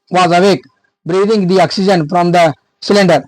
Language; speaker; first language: English; non-native, local second language; Kannada